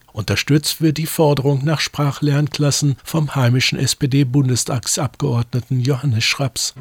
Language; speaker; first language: German; native; German